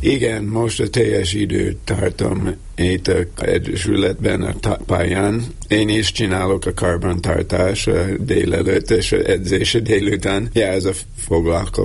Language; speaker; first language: Hungarian; non-native, learner; English